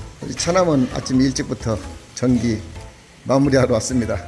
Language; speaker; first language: Korean; native; Korean